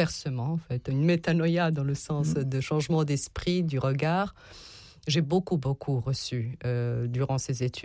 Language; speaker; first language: French; non-native, fluent; Serbian